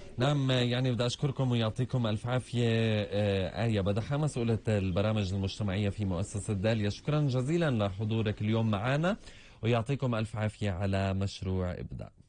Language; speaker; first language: Arabic; native; Arabic